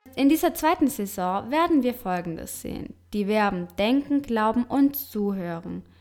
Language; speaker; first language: German; non-native, fluent; Spanish